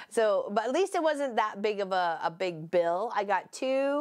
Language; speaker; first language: English; native; English